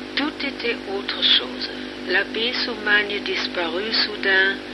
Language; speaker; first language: French; non-native, fluent; German